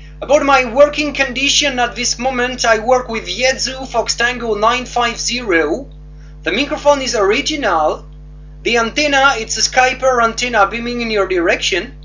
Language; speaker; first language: English; non-native, learner; French